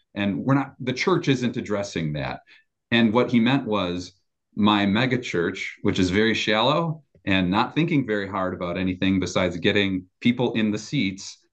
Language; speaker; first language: English; native; English